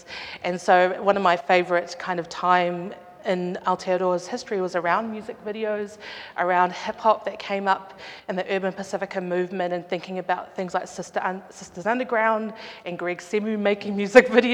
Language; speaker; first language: English; native; English